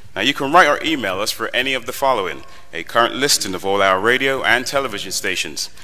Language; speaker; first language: English; native; English